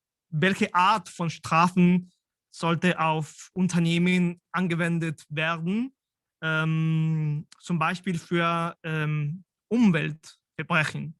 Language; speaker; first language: German; non-native, fluent; Spanish